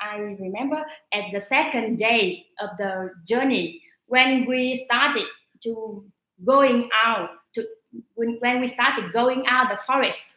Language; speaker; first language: English; non-native, learner; Vietnamese